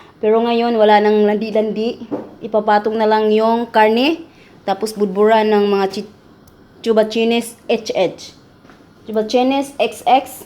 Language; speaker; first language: Filipino; non-native, local second language; Cebuano